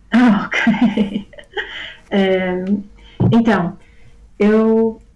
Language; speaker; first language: Portuguese; native; Portuguese